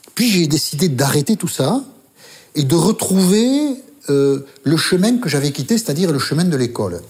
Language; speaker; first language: French; native; French